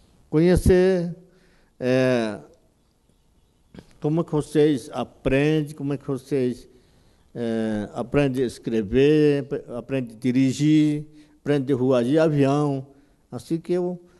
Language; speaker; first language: Portuguese; non-native, local second language; Yanomámi